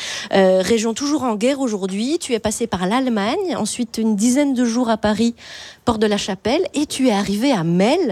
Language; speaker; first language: French; native; French